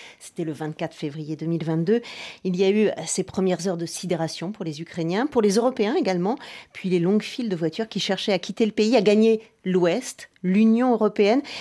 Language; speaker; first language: French; native; French